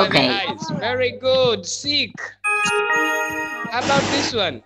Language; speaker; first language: English; non-native, fluent; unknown